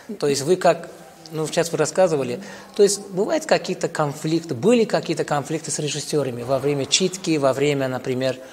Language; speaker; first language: Russian; non-native, local second language; Azerbaijani